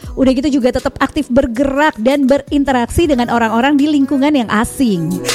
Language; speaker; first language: Indonesian; native; Indonesian